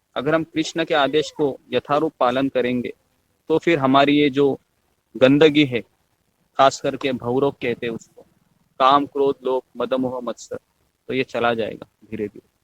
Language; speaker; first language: Hindi; non-native, local second language; Marathi